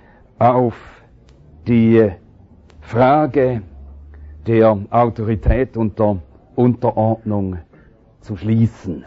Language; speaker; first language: German; native; German